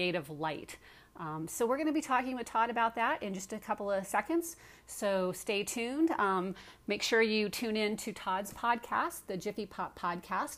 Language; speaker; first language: English; native; English